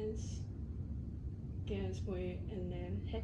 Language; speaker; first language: Spanish; non-native, learner; Cantonese